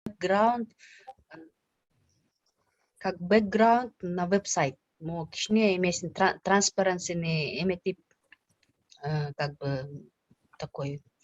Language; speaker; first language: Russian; non-native, local second language; Kyrgyz